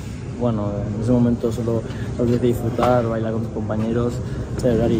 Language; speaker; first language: Spanish; native; Spanish